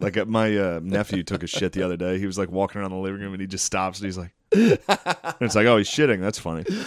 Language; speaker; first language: English; native; English